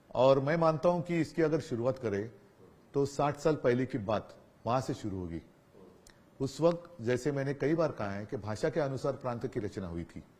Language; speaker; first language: Hindi; non-native, local second language; Marathi